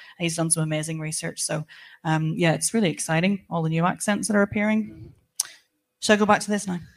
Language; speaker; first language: English; native; English